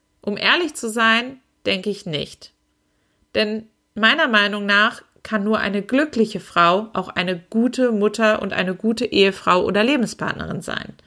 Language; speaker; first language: German; native; German